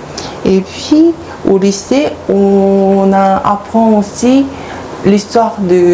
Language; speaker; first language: French; non-native, learner; Korean